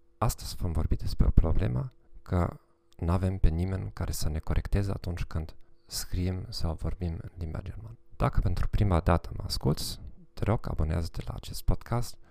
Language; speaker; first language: Romanian; non-native, fluent; German